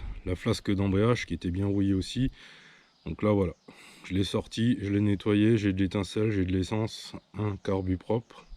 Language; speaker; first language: French; native; French